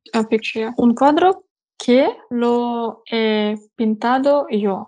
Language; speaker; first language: Spanish; non-native, learner; Russian